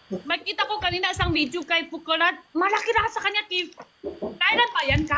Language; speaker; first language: Filipino; non-native, learner; Chinese